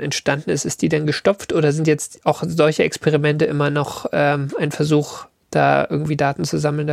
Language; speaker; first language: German; native; German